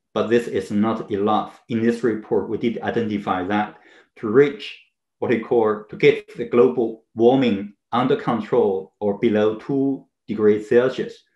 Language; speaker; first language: English; non-native, fluent; Chinese